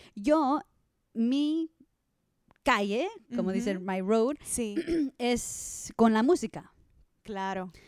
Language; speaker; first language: Spanish; non-native, learner; English